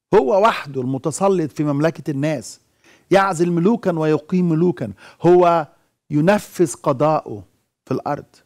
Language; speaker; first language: Arabic; native; Arabic